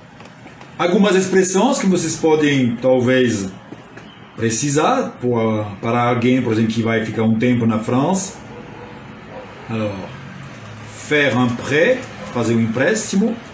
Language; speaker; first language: Portuguese; non-native, fluent; French